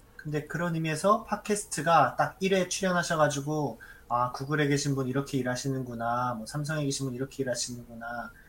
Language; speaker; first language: Korean; native; Korean